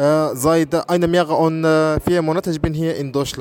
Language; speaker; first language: German; non-native, learner; Arabic